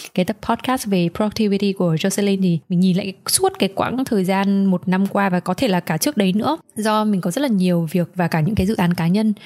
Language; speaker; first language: Vietnamese; native; Vietnamese